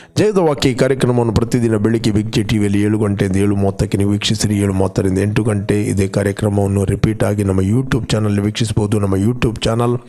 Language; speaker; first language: Kannada; non-native, local second language; Konkani